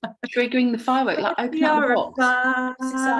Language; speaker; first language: English; native; English